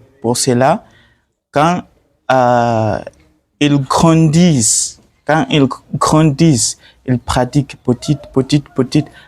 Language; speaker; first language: French; non-native, learner; Swahili